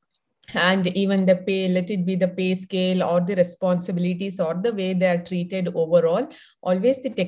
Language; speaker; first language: English; non-native, local second language; Kannada